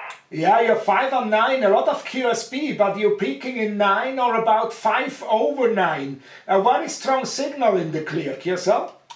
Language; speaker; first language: English; non-native, fluent; German